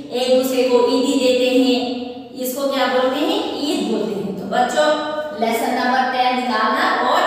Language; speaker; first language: Hindi; non-native, local second language; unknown